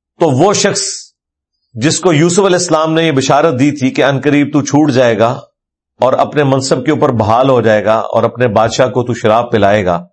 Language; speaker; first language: Urdu; non-native, local second language; Punjabi